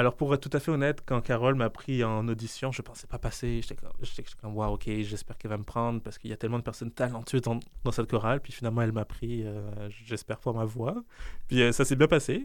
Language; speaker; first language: French; native; French